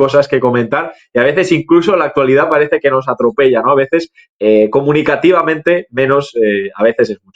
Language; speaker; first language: Spanish; native; Spanish